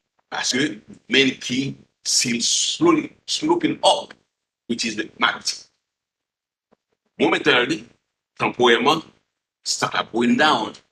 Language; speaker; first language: English; non-native, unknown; Haitian Creole